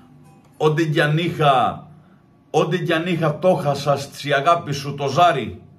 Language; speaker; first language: Greek; native; Greek